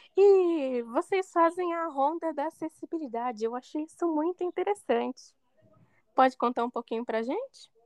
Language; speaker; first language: Portuguese; native; Portuguese